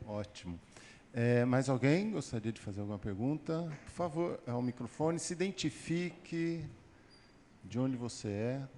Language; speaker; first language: Portuguese; native; Portuguese